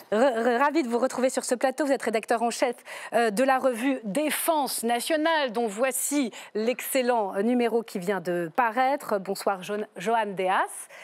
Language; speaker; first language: French; native; French